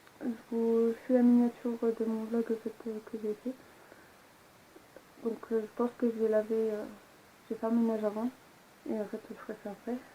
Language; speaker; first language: French; native; French